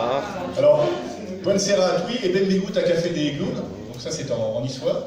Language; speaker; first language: French; native; French